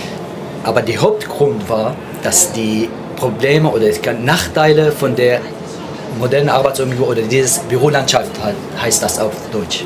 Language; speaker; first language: German; non-native, fluent; Arabic